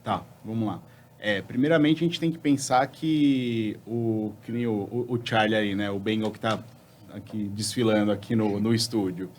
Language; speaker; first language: Portuguese; native; Portuguese